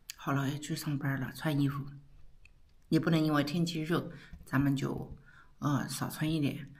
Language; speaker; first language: Chinese; native; Chinese